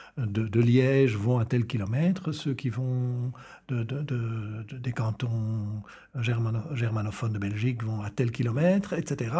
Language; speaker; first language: French; native; French